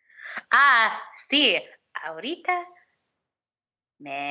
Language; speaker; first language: Spanish; non-native, learner; English